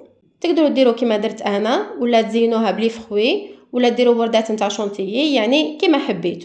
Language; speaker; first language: Arabic; native; Arabic